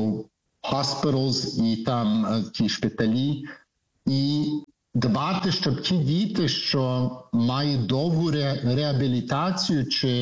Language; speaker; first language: Ukrainian; early bilingual, heritage; Ukrainian